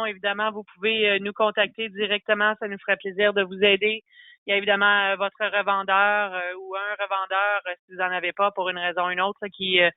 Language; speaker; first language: French; native; French